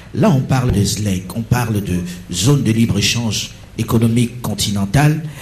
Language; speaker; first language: French; native; French